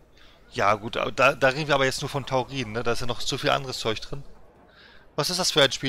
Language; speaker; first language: German; native; German